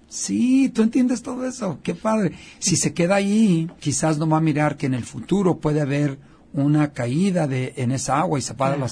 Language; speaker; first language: Spanish; early bilingual, heritage; Spanish